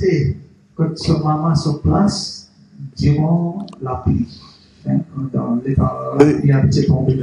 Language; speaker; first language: French; non-native, local second language; Morisyen